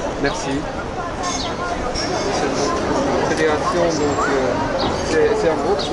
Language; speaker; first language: French; non-native, learner; Japanese